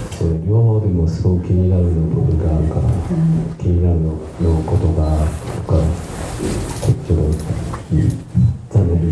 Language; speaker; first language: Japanese; non-native, learner; Chinese